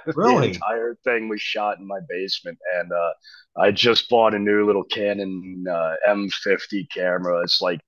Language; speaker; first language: English; native; English